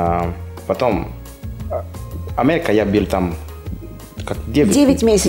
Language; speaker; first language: Russian; non-native, learner; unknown